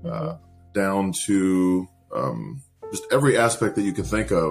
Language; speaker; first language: English; native; English